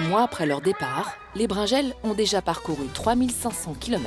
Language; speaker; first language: French; native; French